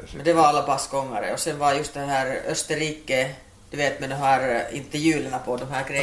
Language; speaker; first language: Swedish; non-native, fluent; Finnish